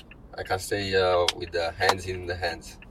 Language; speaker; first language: English; non-native, learner; Italian